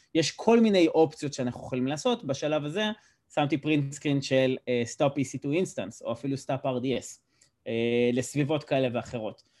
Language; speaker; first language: Hebrew; native; Hebrew